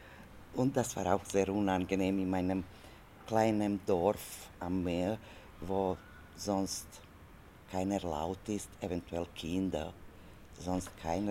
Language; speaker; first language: German; non-native, learner; Croatian